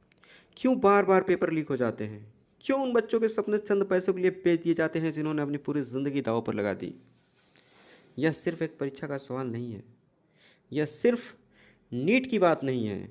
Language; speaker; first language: Hindi; native; Hindi